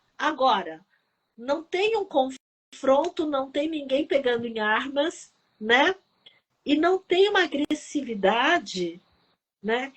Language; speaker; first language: Portuguese; early bilingual, other home language; Chinese